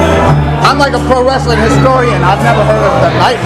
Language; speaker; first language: English; native; English